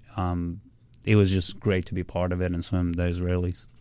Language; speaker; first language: English; early bilingual, other home language; Russian